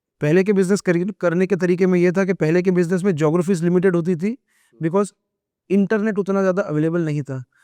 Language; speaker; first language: Hindi; non-native, local second language; Gujarati